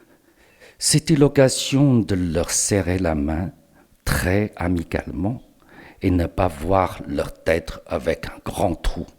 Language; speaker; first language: French; non-native, fluent; Chinese